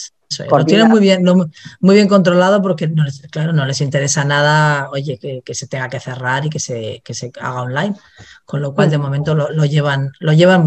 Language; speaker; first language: Spanish; native; Spanish